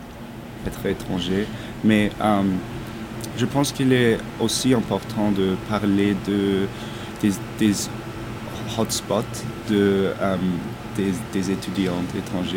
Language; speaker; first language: French; non-native, learner; German